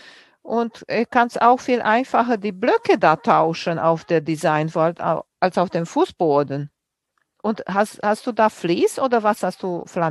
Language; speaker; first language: German; native; German